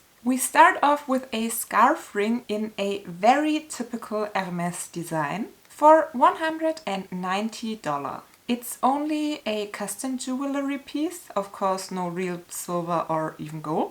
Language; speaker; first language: English; non-native, fluent; German